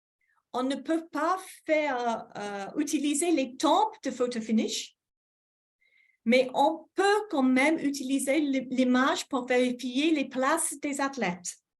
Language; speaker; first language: French; non-native, fluent; English